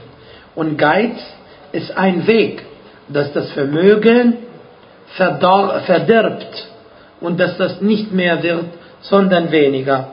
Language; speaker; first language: German; non-native, fluent; Arabic